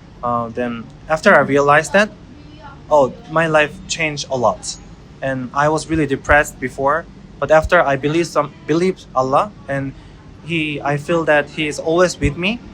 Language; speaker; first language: English; non-native, learner; Korean